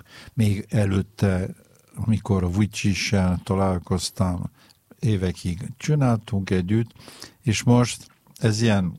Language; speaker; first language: Hungarian; non-native, fluent; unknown